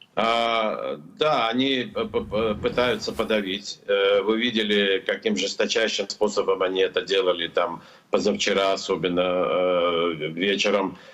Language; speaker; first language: Russian; non-native, local second language; Georgian